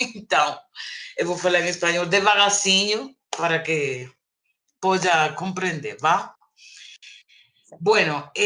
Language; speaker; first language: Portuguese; non-native, learner; Spanish